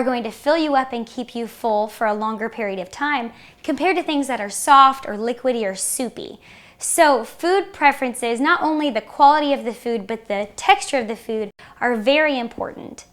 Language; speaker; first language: English; native; English